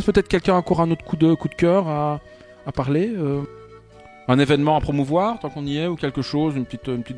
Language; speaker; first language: French; native; French